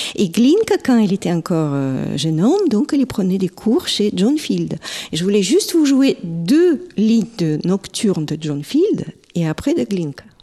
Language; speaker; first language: French; non-native, fluent; Russian